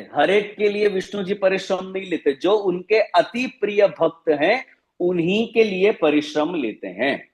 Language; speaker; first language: Hindi; non-native, local second language; Gujarati